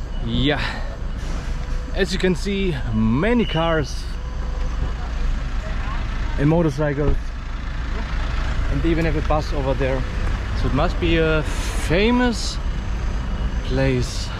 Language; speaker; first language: English; non-native, fluent; German